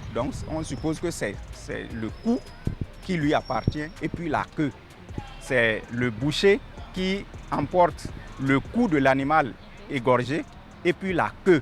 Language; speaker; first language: French; non-native, local second language; Fula